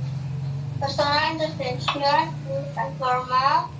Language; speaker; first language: English; non-native, learner; Indonesian